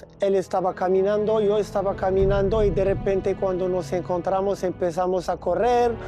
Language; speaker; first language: Spanish; non-native, learner; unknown